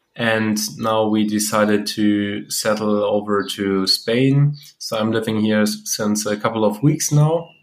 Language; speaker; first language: English; non-native, fluent; German